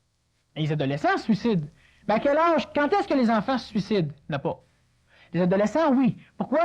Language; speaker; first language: French; native; French